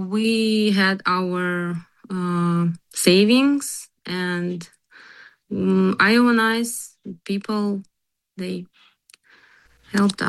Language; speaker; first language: English; non-native, learner; Ukrainian